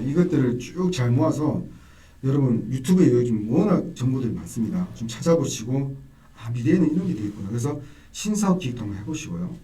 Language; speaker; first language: Korean; native; Korean